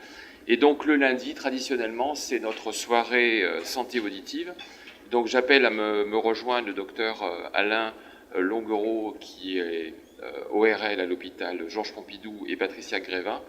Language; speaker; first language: French; native; French